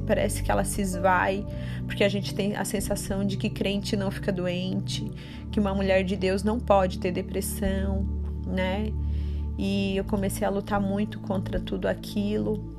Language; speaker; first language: Portuguese; native; Portuguese